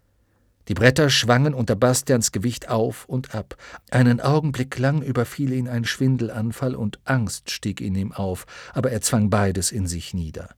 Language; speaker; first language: German; native; German